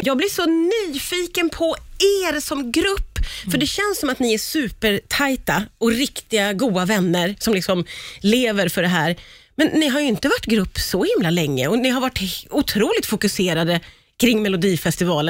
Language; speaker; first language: Swedish; native; Swedish